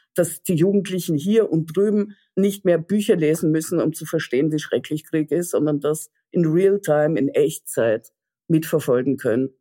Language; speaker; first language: German; early bilingual, other home language; Russian